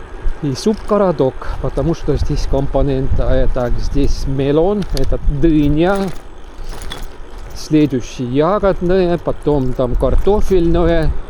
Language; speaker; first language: Russian; non-native, local second language; Estonian